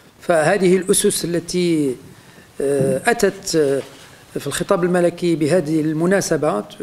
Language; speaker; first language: Arabic; native; Arabic